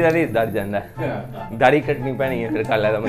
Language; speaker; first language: Indonesian; non-native, fluent; Urdu